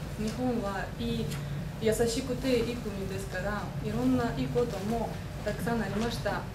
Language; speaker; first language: Japanese; non-native, learner; Lithuanian